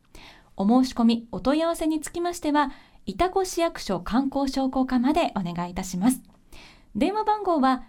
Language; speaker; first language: Japanese; native; Japanese